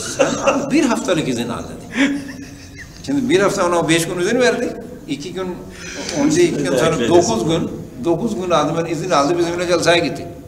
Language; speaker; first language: Turkish; non-native, fluent; Urdu